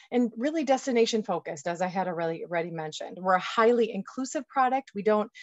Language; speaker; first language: English; native; English